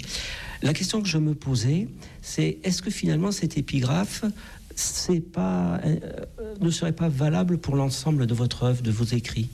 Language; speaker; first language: French; native; French